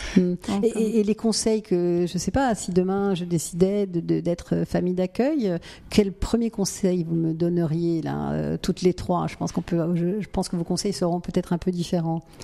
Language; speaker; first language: French; native; French